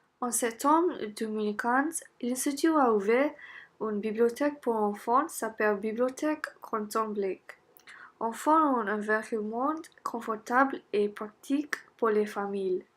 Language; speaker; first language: French; non-native, learner; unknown